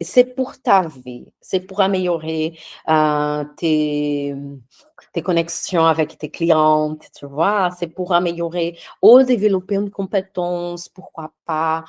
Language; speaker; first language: French; non-native, fluent; Portuguese